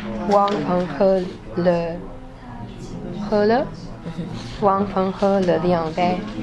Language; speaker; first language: Chinese; non-native, learner; English